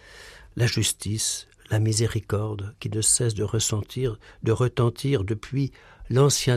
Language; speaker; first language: French; native; French